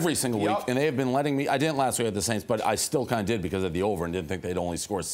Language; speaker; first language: English; native; English